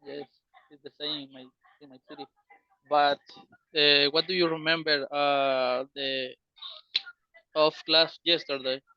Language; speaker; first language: English; non-native, learner; Spanish